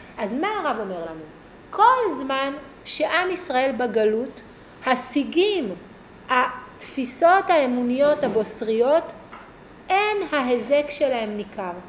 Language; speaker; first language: Hebrew; native; Hebrew